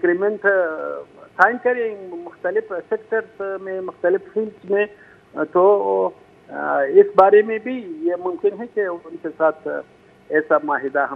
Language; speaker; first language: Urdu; non-native, fluent; Pashto